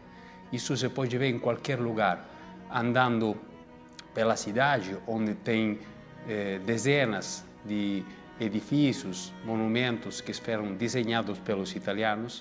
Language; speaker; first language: Portuguese; non-native, fluent; Italian